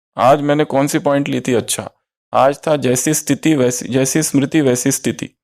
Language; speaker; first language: Hindi; native; Hindi